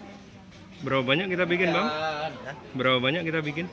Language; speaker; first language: Indonesian; native; Indonesian